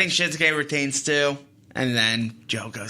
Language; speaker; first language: English; native; English